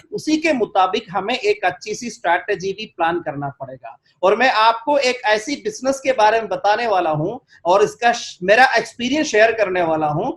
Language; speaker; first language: Hindi; non-native, local second language; Malayalam